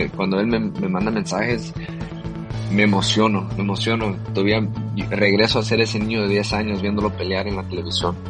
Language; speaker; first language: Spanish; early bilingual, heritage; Spanish